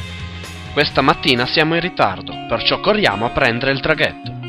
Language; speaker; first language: Italian; native; Italian